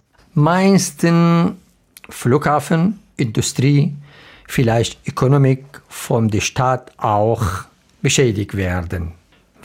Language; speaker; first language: German; non-native, learner; Arabic